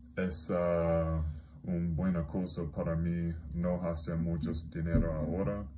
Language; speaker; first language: Spanish; non-native, learner; English